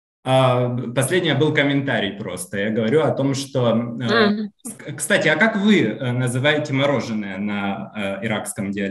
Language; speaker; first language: Russian; native; Russian